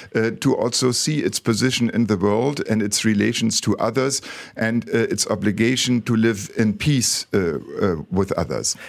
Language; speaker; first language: English; non-native, fluent; German